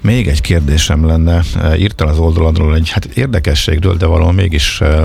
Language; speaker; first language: Hungarian; native; Hungarian